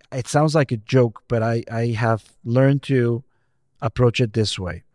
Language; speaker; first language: English; non-native, fluent; Spanish